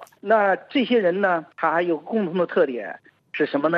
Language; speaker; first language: Chinese; native; Chinese